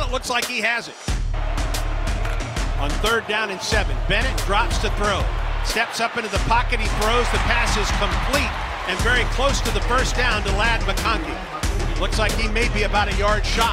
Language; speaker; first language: English; native; English